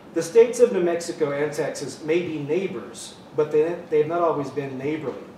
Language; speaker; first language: English; native; English